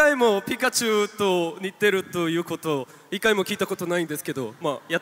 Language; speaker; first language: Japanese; non-native, learner; Korean